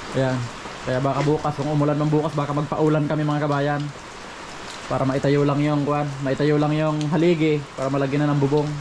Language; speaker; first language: Filipino; non-native, local second language; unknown